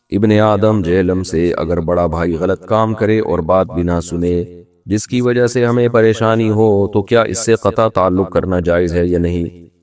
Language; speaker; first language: Urdu; native; Urdu